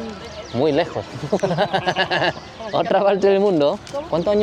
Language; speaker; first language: Spanish; non-native, fluent; Indonesian